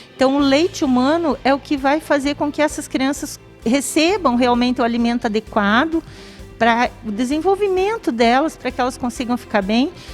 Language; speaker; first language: Portuguese; native; Portuguese